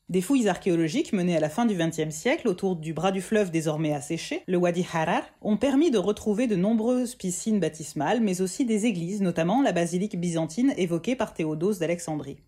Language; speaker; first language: French; native; French